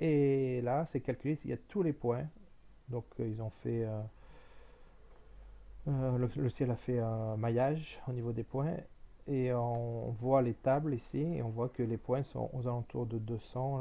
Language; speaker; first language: French; native; French